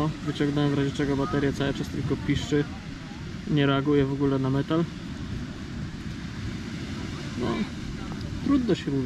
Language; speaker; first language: Polish; native; Polish